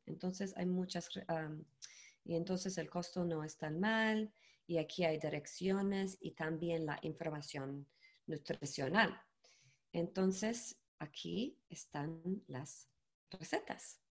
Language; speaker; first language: Spanish; non-native, learner; English